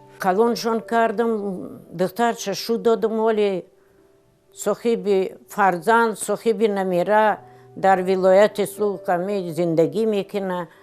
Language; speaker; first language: Tajik; non-native, fluent; Russian